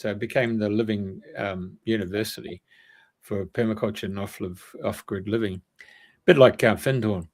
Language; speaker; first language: English; native; English